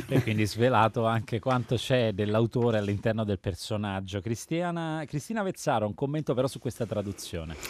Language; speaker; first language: Italian; native; Italian